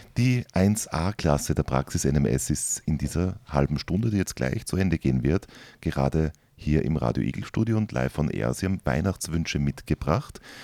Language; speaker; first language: German; native; German